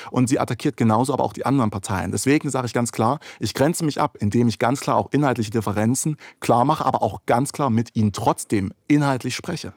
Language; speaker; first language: German; early bilingual, other home language; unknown